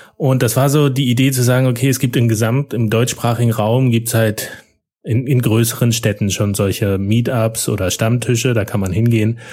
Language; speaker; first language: German; native; German